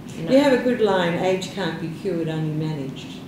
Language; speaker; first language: English; native; English